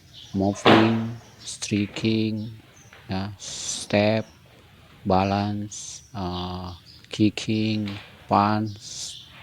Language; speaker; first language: English; non-native, learner; Indonesian